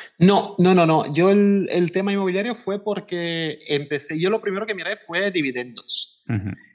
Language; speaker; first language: Spanish; non-native, fluent; Italian